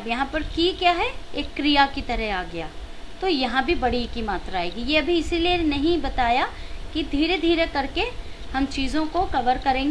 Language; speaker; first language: Hindi; native; Hindi